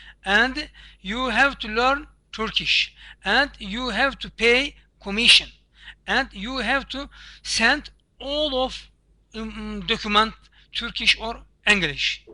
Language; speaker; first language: English; non-native, learner; Turkish